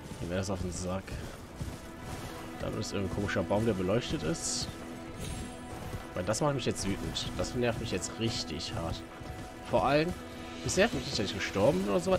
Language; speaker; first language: German; native; German